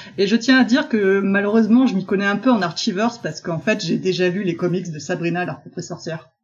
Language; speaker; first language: French; native; French